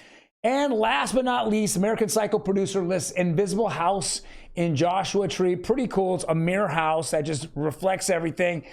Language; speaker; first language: English; native; English